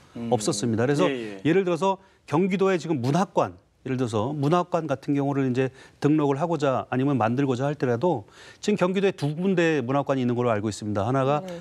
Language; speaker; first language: Korean; native; Korean